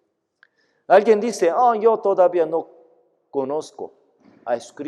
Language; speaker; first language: Spanish; non-native, fluent; Korean